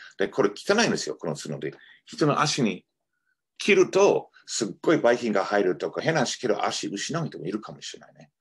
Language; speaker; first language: Japanese; non-native, fluent; English